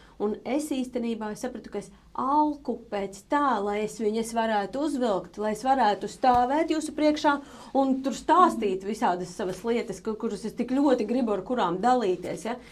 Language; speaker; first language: Latvian; native; Latvian